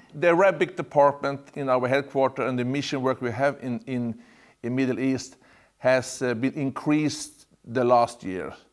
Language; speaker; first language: English; non-native, fluent; Swedish